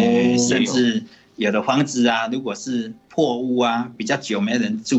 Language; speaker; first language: Chinese; native; Chinese